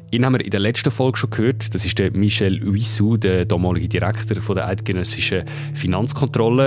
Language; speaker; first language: German; native; German